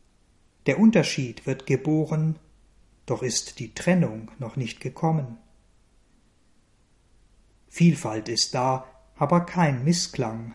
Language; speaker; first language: German; native; German